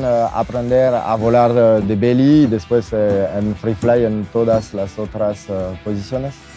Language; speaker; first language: Spanish; non-native, fluent; French